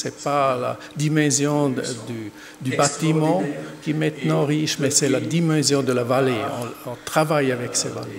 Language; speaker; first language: French; non-native, learner; German